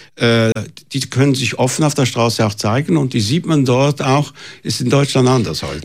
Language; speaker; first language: German; native; German